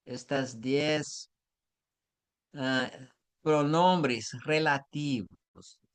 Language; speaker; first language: Spanish; non-native, fluent; Portuguese